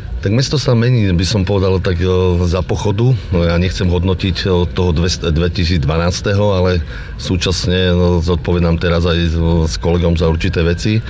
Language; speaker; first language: Slovak; native; Slovak